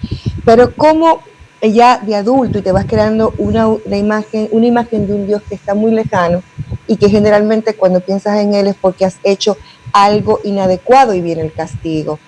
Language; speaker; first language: Spanish; native; Spanish